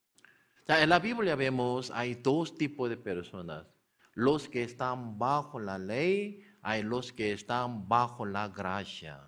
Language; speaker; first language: Spanish; non-native, learner; Korean